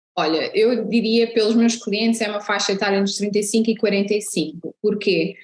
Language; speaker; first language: Portuguese; native; Portuguese